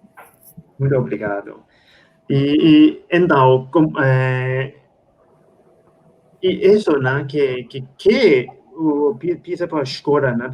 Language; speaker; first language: Portuguese; non-native, fluent; Spanish